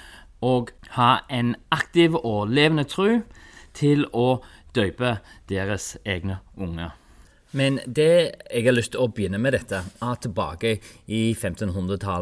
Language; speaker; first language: Norwegian; non-native, fluent; English